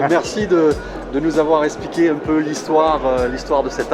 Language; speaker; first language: French; native; French